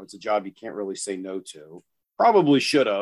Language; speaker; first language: English; native; English